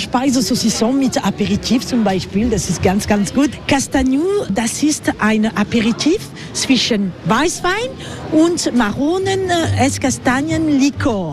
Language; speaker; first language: German; non-native, fluent; French